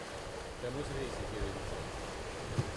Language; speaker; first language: German; native; German